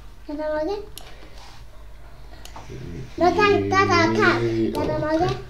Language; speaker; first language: Polish; early bilingual, heritage; Polish